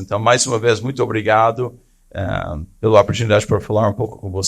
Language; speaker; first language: Portuguese; non-native, fluent; English